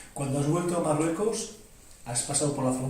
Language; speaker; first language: Spanish; native; Spanish